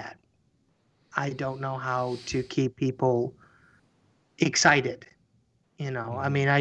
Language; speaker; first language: English; native; English